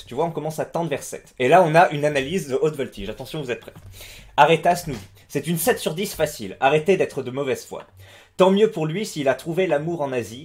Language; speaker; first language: French; native; French